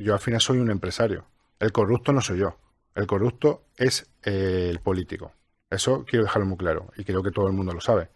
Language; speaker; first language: Spanish; native; Spanish